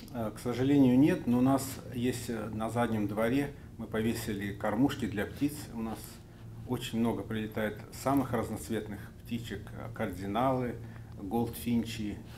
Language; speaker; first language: Russian; native; Russian